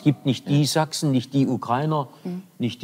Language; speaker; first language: German; native; German